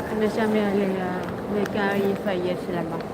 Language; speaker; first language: French; non-native, learner; Thai